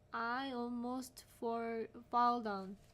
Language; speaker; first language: English; non-native, learner; Korean